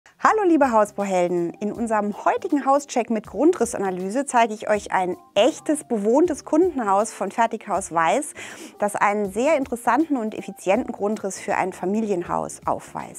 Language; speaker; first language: German; native; German